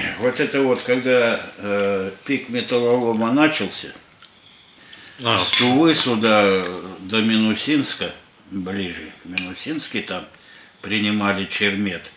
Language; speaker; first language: Russian; native; Russian